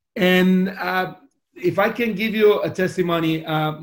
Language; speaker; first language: English; non-native, fluent; Spanish